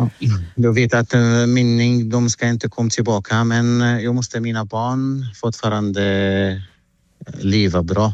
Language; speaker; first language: Swedish; non-native, learner; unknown